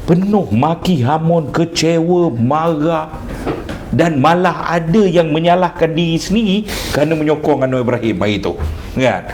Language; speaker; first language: Malay; native; Malay